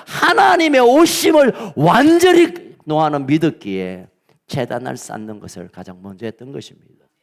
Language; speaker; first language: Korean; native; Korean